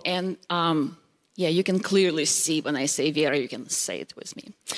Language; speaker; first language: English; non-native, fluent; Russian